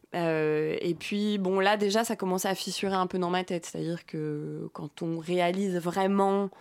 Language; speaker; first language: French; native; French